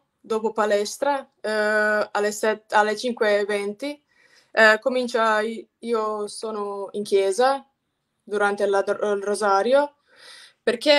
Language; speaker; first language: Italian; non-native, fluent; Croatian